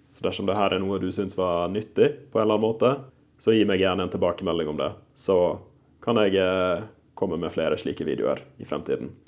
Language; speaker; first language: Norwegian; native; Norwegian